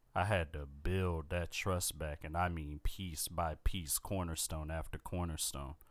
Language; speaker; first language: English; native; English